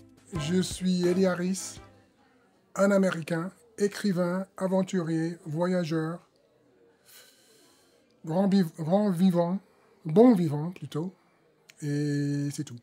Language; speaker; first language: French; non-native, fluent; English